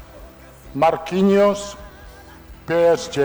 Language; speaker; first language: Portuguese; non-native, learner; Italian